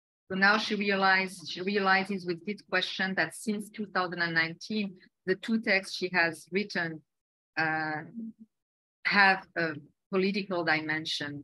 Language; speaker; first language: English; non-native, fluent; French